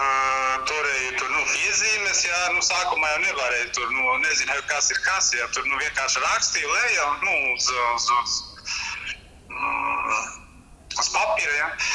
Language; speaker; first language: Latvian; non-native, learner; Greek